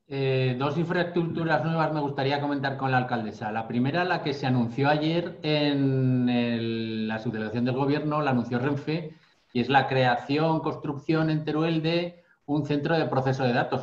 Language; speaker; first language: Spanish; native; Spanish